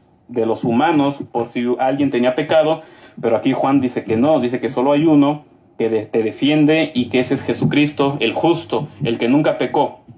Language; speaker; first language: Spanish; native; Spanish